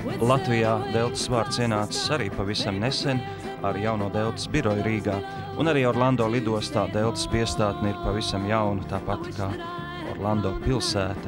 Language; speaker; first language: Latvian; native; Latvian